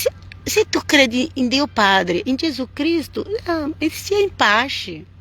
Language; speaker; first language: Italian; non-native, fluent; Portuguese